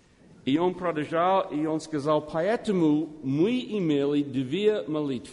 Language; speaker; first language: Russian; non-native, learner; English